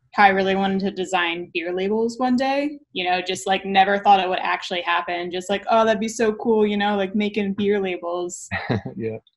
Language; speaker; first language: English; native; English